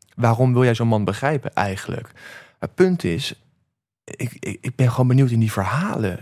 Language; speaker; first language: Dutch; native; Dutch